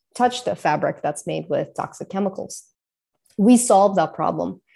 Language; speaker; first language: English; non-native, fluent; Russian